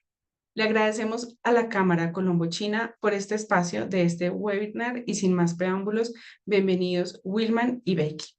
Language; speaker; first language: Spanish; native; Spanish